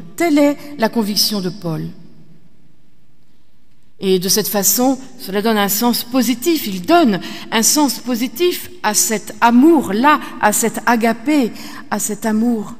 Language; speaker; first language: French; native; French